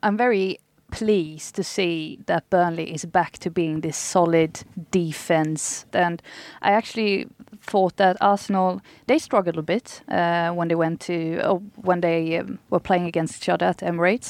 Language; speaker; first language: English; non-native, fluent; Swedish